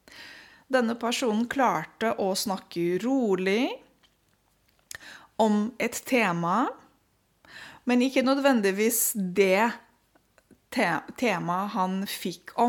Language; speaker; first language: Norwegian; non-native, fluent; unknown